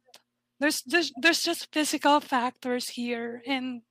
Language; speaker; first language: English; non-native, local second language; Filipino